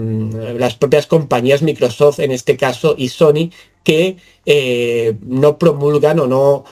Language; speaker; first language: Spanish; native; Spanish